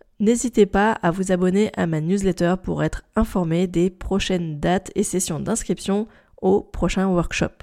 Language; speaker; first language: French; native; French